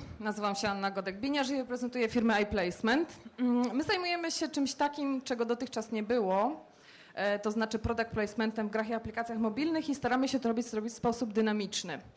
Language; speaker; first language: Polish; native; Polish